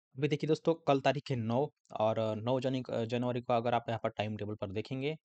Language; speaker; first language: Hindi; non-native, local second language; Marathi